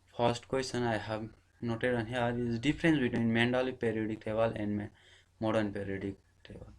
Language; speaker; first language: English; non-native, local second language; Nepali